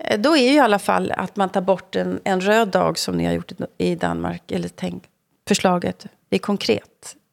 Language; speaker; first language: Swedish; native; Swedish